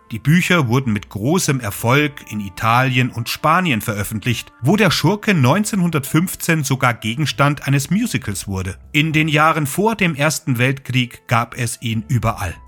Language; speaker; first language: German; native; German